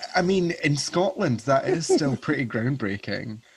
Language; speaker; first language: English; native; English